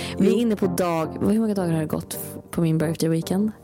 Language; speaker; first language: Swedish; native; Swedish